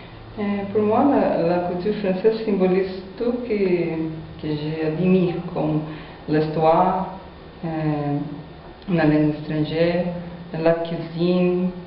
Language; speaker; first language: French; non-native, learner; Portuguese